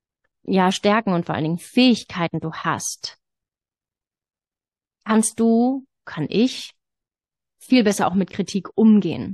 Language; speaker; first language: German; native; German